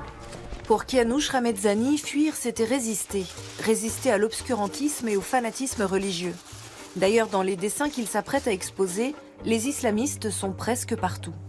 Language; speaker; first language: French; native; French